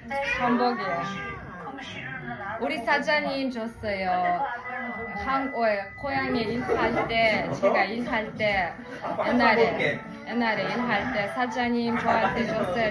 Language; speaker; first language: Korean; non-native, learner; Kazakh